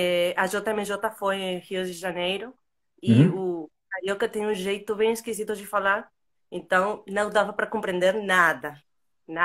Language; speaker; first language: Portuguese; non-native, fluent; Spanish